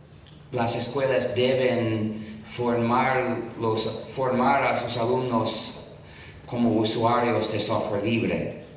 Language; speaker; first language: Spanish; non-native, fluent; English